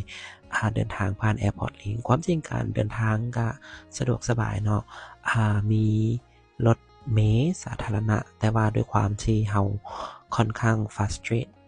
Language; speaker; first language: Thai; non-native, local second language; Lao